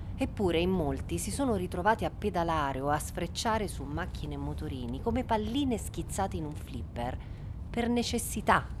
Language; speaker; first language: Italian; native; Italian